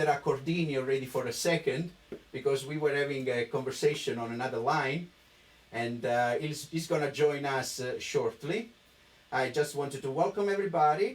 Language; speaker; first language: English; non-native, fluent; Italian